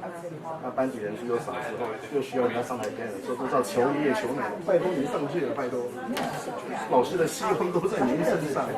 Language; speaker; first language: Chinese; native; Chinese